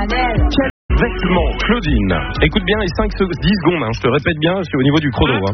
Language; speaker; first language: French; native; French